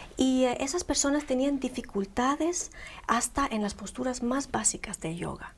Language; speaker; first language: Spanish; non-native, fluent; Greek